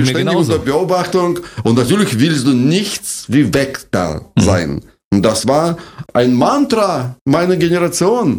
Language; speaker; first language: German; non-native, fluent; Russian